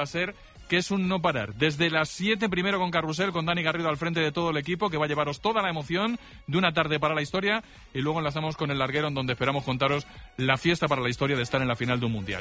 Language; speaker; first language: Spanish; native; Spanish